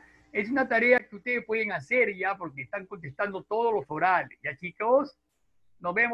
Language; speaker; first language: Spanish; native; Spanish